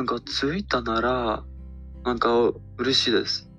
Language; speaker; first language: Japanese; non-native, learner; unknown